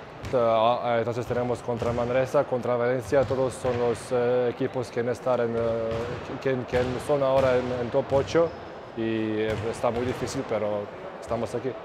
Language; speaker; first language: Spanish; non-native, fluent; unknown